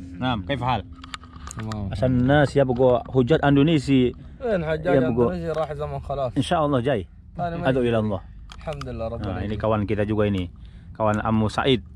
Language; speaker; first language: Arabic; non-native, learner; Indonesian